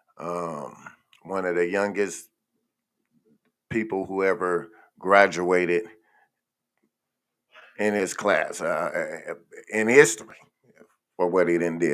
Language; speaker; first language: English; native; English